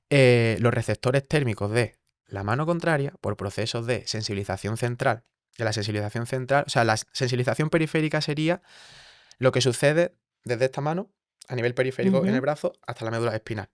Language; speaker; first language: Spanish; native; Spanish